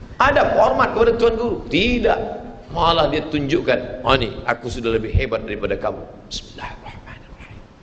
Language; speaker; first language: Malay; native; Malay